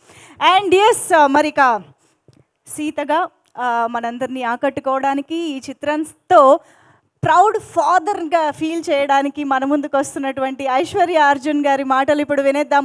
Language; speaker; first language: Telugu; native; Telugu